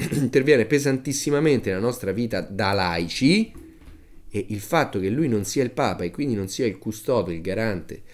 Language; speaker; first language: Italian; native; Italian